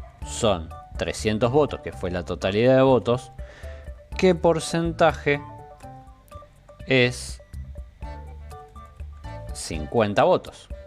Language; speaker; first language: Spanish; native; Spanish